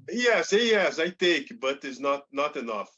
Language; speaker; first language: English; non-native, learner; Portuguese